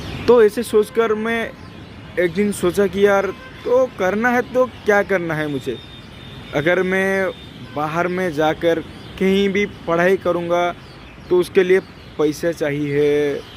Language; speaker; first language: Hindi; non-native, local second language; Odia